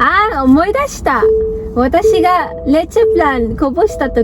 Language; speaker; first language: Japanese; non-native, fluent; Filipino